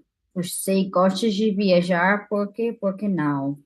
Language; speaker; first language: Portuguese; non-native, fluent; English